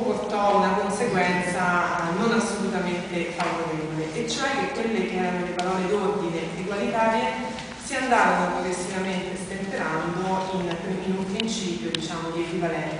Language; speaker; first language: Italian; native; Italian